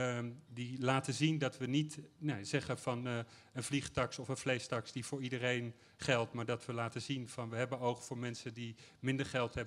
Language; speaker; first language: Dutch; native; Dutch